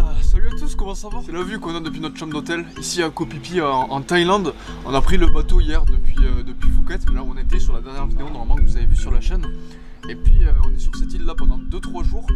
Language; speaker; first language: French; native; French